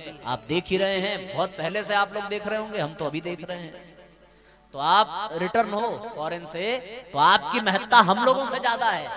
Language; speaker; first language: Hindi; native; Hindi